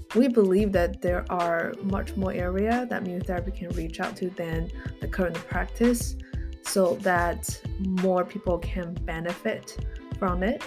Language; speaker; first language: English; non-native, fluent; Chinese